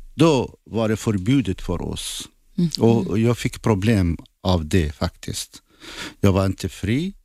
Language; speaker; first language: Swedish; non-native, fluent; Assyrian Neo-Aramaic